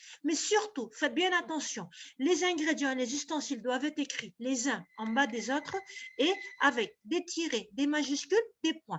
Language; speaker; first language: French; non-native, local second language; Arabic